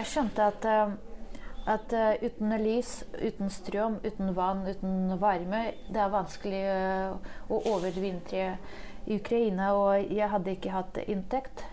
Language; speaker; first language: Norwegian; non-native, fluent; Ukrainian